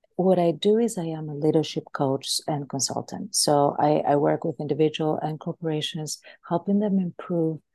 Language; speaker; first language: English; non-native, fluent; Greek